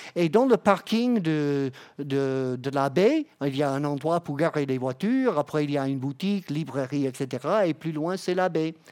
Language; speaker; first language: French; non-native, fluent; English